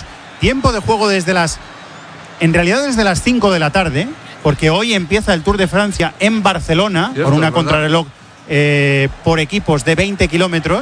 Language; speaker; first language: Spanish; native; Spanish